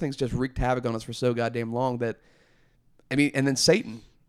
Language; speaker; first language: English; native; English